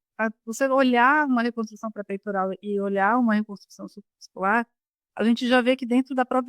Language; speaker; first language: Portuguese; native; Portuguese